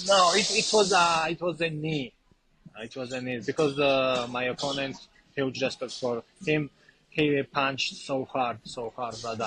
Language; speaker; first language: English; non-native, learner; Georgian